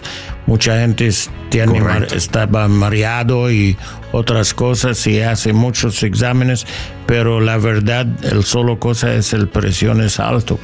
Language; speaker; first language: Spanish; non-native, learner; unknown